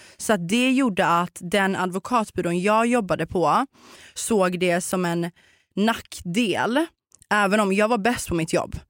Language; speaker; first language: Swedish; early bilingual, other home language; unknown